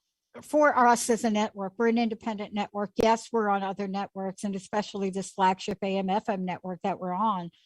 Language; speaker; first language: English; native; English